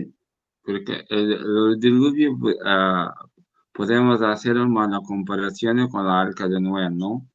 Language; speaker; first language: Spanish; non-native, learner; Portuguese